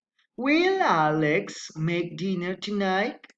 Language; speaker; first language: English; non-native, fluent; Spanish